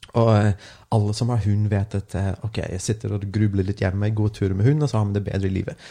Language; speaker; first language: Norwegian; non-native, fluent; English